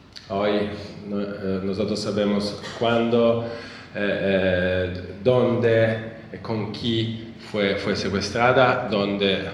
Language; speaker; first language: Spanish; non-native, fluent; Italian